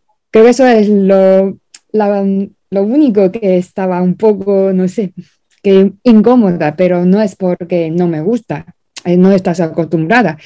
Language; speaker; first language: Spanish; non-native, fluent; Chinese